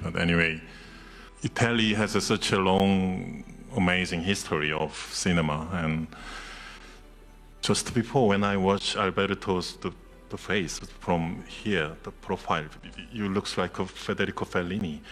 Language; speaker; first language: English; non-native, fluent; Korean